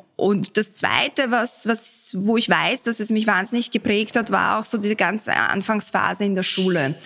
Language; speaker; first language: German; early bilingual, other home language; Bosnian